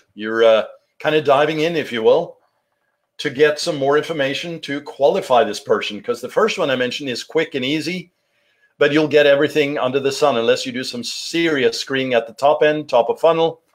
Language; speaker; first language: English; non-native, fluent; Norwegian